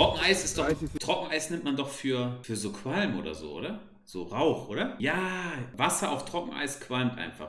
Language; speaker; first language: German; native; German